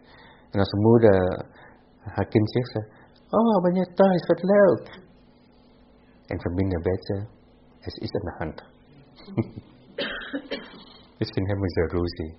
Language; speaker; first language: Dutch; non-native, fluent; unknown